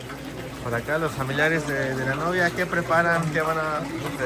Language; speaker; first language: Spanish; native; Spanish